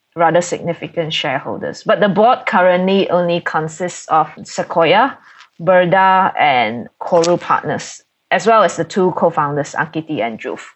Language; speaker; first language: English; non-native, local second language; Cantonese